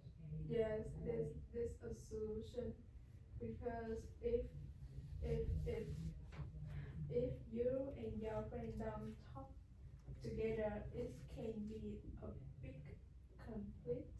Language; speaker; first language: English; non-native, learner; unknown